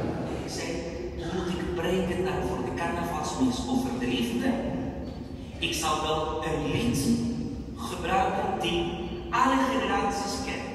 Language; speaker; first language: Dutch; non-native, fluent; Spanish